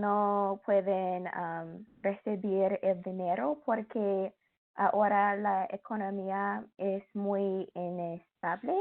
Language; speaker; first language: Spanish; non-native, learner; English